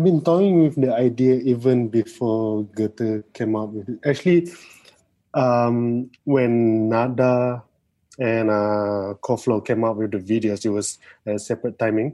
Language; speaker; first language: English; non-native, local second language; Malay